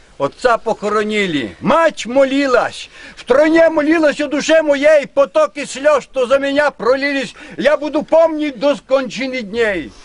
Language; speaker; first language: Russian; non-native, local second language; Ukrainian